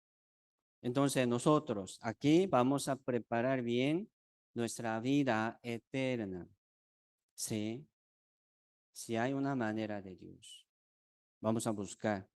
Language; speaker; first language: Spanish; non-native, fluent; Korean